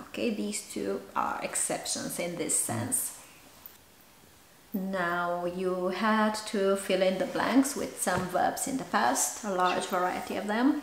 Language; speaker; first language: English; non-native, fluent; Bulgarian